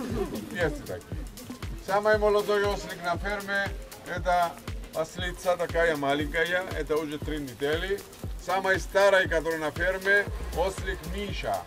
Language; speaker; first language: Russian; non-native, learner; Greek